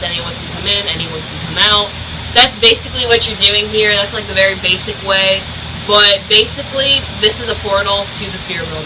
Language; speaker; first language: English; native; English